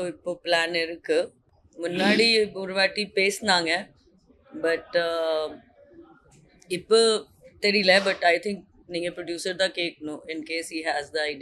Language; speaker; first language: Tamil; non-native, fluent; Hindi